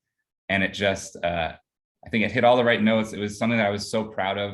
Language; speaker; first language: English; native; English